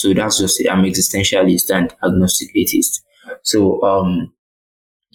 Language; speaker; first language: English; non-native, local second language; Yoruba